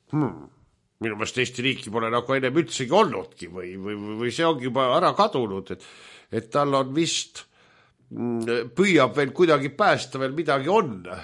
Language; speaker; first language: Estonian; native; Estonian